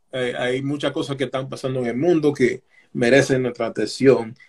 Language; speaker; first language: Spanish; early bilingual, heritage; Spanish